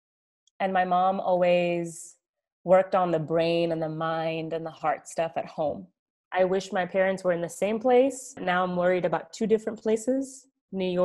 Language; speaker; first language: English; early bilingual, other home language; Arabic